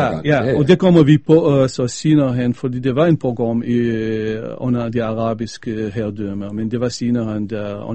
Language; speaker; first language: Danish; non-native, fluent; Arabic